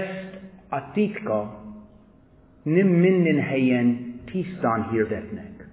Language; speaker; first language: Hungarian; non-native, fluent; English